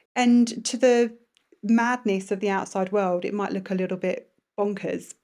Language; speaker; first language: English; native; English